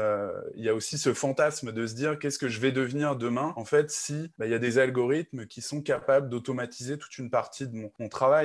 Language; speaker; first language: French; native; French